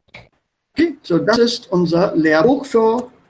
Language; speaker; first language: German; non-native, fluent; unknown